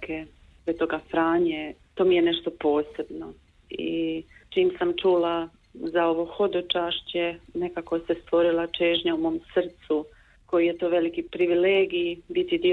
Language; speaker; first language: Croatian; native; Croatian